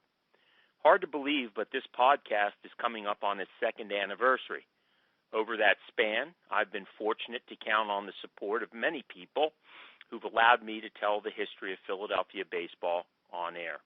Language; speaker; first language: English; native; English